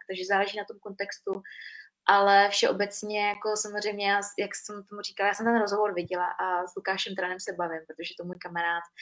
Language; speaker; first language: Czech; early bilingual, other home language; Vietnamese